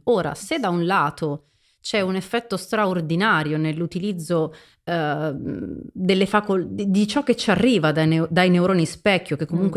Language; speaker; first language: Italian; native; Italian